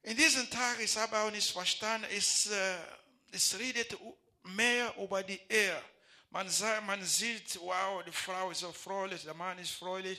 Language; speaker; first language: German; non-native, learner; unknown